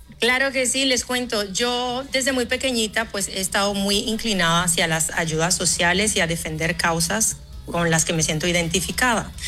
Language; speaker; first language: Spanish; early bilingual, other home language; Haitian Creole